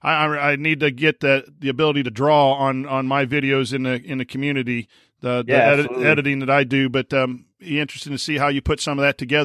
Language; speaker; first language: English; native; English